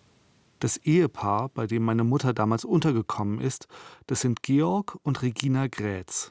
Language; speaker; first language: German; native; German